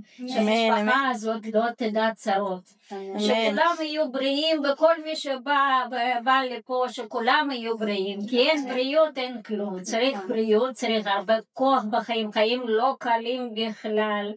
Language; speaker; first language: Hebrew; non-native, fluent; Russian